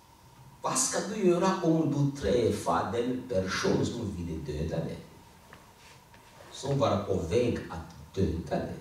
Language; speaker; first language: Swedish; non-native, fluent; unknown